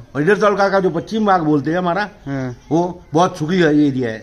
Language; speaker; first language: Hindi; non-native, local second language; Gujarati